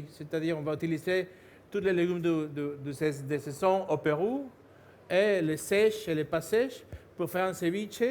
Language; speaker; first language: French; non-native, fluent; Spanish